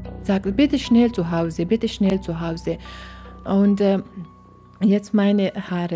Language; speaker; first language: German; non-native, learner; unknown